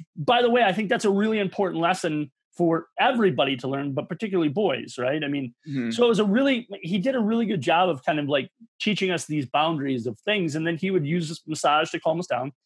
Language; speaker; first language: English; native; English